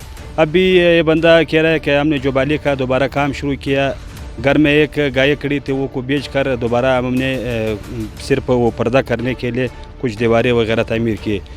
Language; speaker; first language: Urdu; non-native, local second language; Pashto